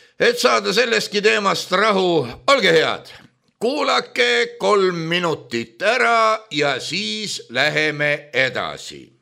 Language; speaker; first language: Estonian; native; Estonian